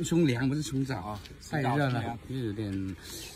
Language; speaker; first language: Chinese; non-native, local second language; Cantonese